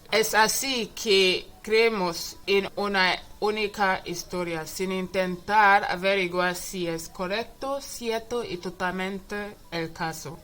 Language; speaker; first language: Spanish; non-native, learner; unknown